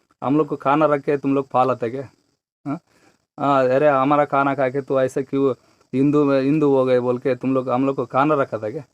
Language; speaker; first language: Hindi; non-native, local second language; Telugu